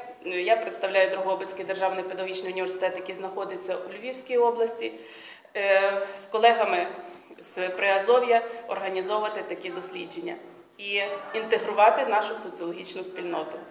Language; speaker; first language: Ukrainian; native; Ukrainian